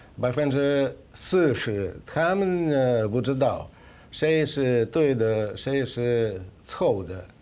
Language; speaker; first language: Chinese; non-native, fluent; Russian